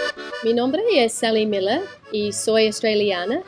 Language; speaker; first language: Spanish; non-native, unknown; English